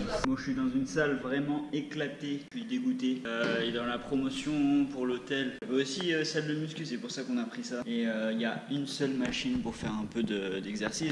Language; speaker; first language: French; native; French